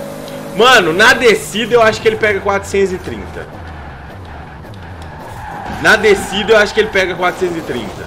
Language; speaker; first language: Portuguese; native; Portuguese